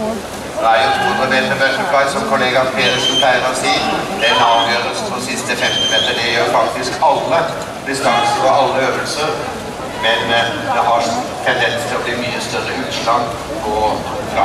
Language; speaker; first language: Norwegian; native; Norwegian